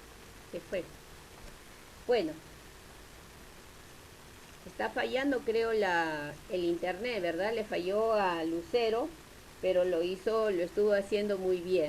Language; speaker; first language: Spanish; native; Spanish